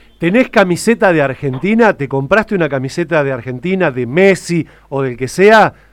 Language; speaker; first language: Spanish; native; Spanish